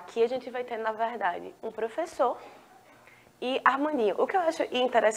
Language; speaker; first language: Portuguese; native; Portuguese